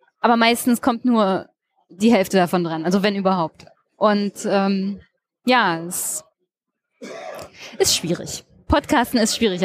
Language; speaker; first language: German; native; German